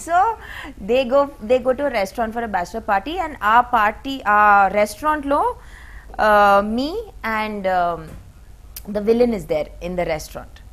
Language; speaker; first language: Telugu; non-native, learner; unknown